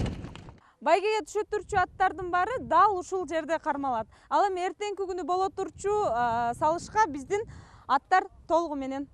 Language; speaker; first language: Kyrgyz; native; Kyrgyz